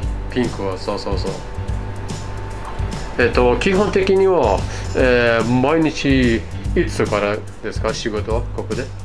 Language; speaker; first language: Japanese; non-native, fluent; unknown